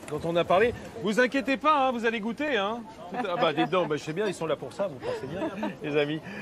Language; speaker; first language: French; native; French